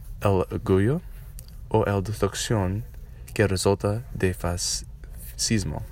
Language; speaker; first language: Spanish; non-native, learner; English